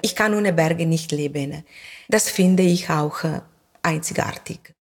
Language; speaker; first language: German; non-native, fluent; Italian